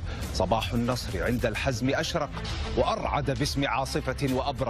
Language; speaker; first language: Arabic; native; Arabic